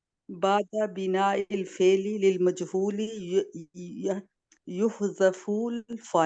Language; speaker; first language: Arabic; non-native, learner; Urdu